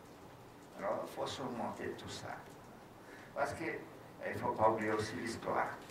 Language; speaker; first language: French; non-native, fluent; Portuguese